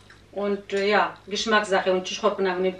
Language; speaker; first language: German; non-native, learner; Central Kurdish